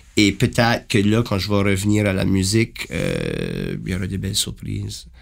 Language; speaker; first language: French; native; French